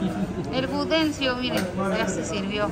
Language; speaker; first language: Spanish; native; Spanish